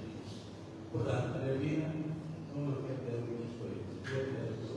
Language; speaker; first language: Portuguese; non-native, learner; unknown